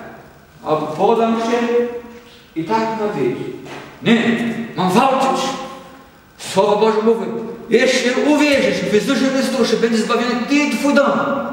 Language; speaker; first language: Polish; non-native, learner; Portuguese